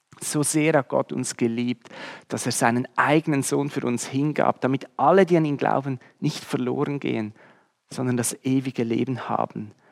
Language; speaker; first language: German; native; German